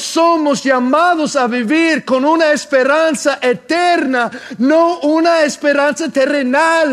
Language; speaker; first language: Spanish; non-native, fluent; English